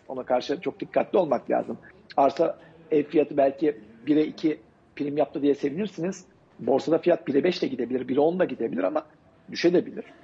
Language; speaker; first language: Turkish; native; Turkish